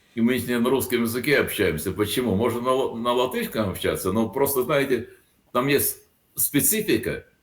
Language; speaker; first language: Russian; non-native, local second language; Latvian